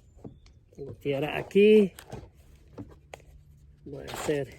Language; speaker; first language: Spanish; non-native, fluent; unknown